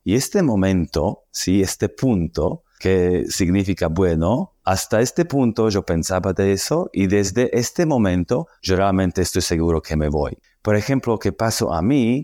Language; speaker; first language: Spanish; non-native, fluent; Slovak